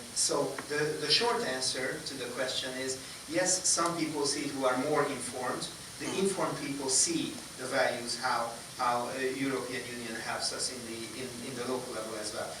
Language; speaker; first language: English; non-native, fluent; Hungarian